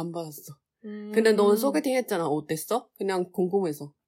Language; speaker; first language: Korean; non-native, learner; Chinese